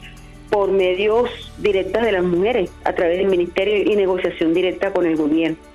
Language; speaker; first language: Spanish; native; Spanish